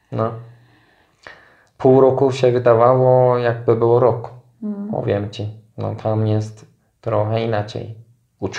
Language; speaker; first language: Polish; non-native, fluent; Turkish